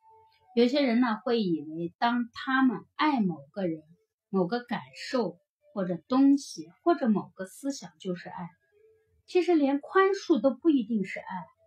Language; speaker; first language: Chinese; native; Chinese